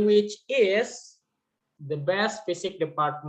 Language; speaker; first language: English; non-native, fluent; Indonesian